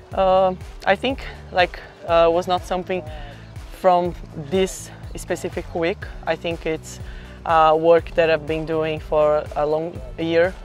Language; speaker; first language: English; non-native, fluent; Portuguese